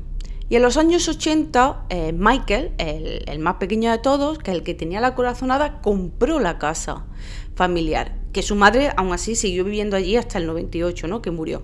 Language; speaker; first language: Spanish; native; Spanish